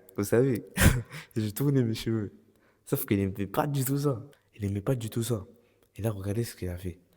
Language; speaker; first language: French; early bilingual, other home language; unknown